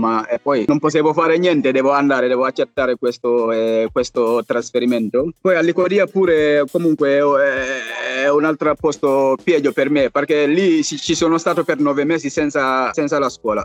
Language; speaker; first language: Italian; non-native, fluent; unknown